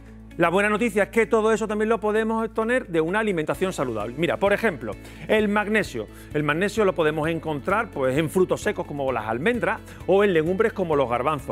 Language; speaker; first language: Spanish; native; Spanish